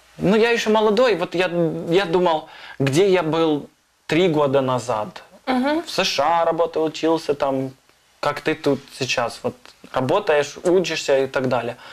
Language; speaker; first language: Russian; non-native, fluent; English